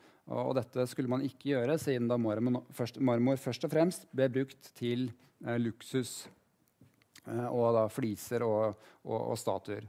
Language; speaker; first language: Norwegian; native; Norwegian